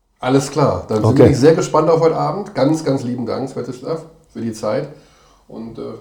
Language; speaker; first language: German; native; German